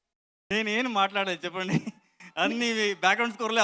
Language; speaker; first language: Telugu; non-native, learner; Kannada